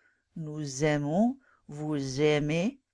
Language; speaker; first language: French; non-native, fluent; English